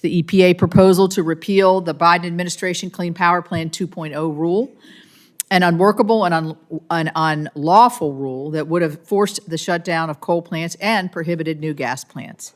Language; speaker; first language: English; native; English